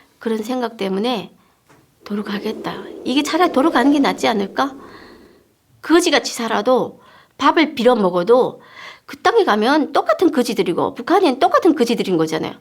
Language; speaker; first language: Korean; native; Korean